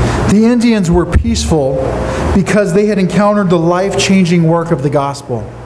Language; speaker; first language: English; native; English